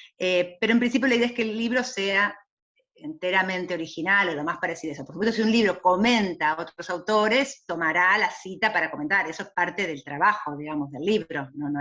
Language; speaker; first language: Spanish; native; Spanish